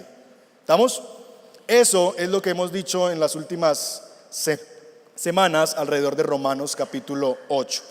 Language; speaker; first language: Spanish; native; Spanish